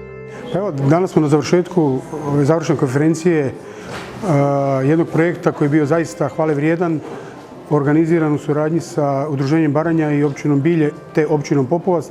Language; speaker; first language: Croatian; native; Croatian